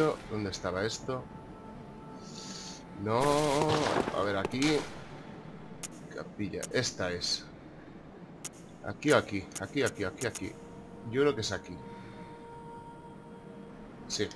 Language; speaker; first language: Spanish; native; Spanish